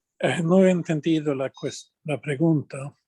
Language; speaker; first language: Spanish; non-native, fluent; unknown